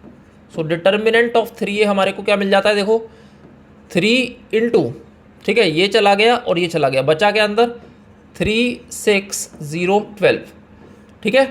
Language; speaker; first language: Hindi; native; Hindi